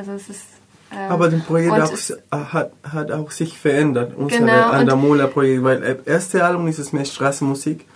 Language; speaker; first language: German; non-native, learner; Spanish